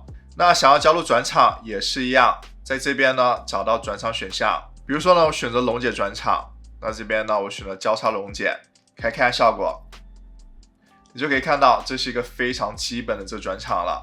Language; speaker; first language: Chinese; native; Chinese